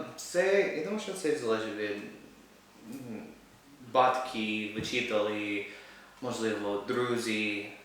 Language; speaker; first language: Ukrainian; non-native, learner; English